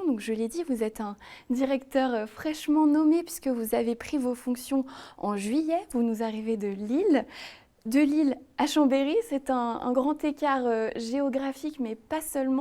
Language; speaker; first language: French; native; French